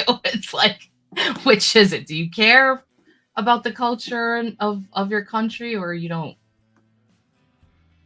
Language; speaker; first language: English; native; English